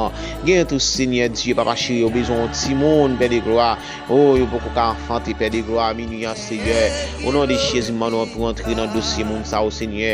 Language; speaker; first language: French; non-native, local second language; Haitian Creole